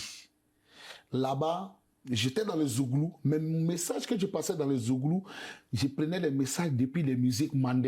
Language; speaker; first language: French; non-native, local second language; Bambara